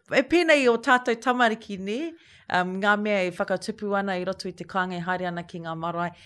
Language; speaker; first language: Māori; native; Māori